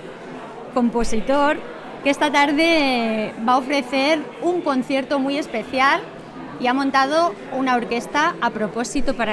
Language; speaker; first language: Spanish; native; Spanish